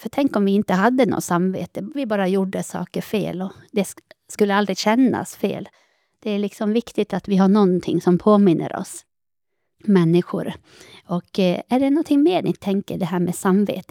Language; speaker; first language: Swedish; native; Swedish